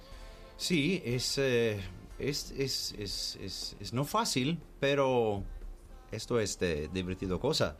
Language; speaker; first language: Spanish; non-native, learner; Swedish